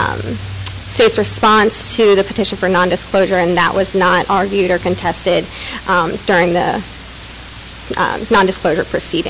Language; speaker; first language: English; native; English